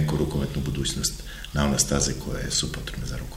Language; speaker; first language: Serbian; native; Serbian